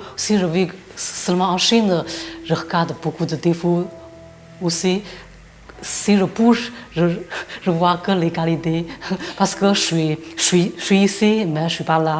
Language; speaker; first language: French; non-native, fluent; Chinese